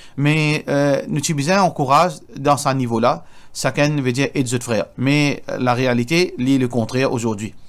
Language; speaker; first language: French; non-native, local second language; Morisyen